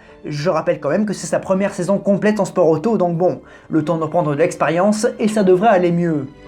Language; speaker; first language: French; native; French